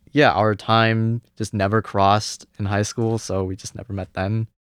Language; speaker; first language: English; early bilingual, other home language; Cantonese